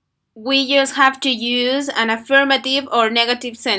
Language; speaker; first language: English; non-native, fluent; Spanish